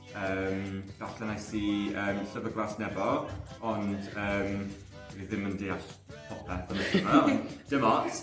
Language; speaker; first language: Welsh; non-native, learner; English